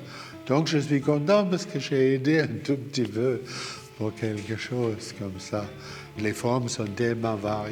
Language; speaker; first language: French; non-native, fluent; German